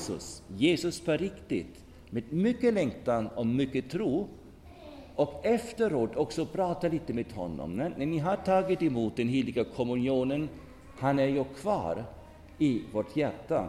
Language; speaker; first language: Swedish; non-native, fluent; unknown